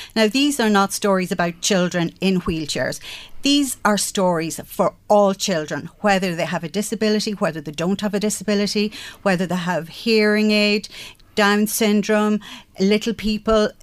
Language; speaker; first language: English; native; English